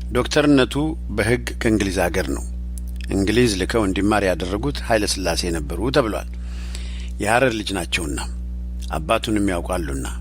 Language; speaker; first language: Amharic; native; Amharic